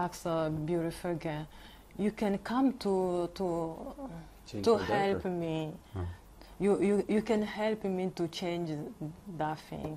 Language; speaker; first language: English; non-native, learner; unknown